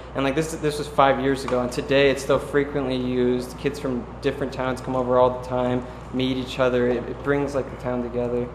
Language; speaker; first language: English; native; English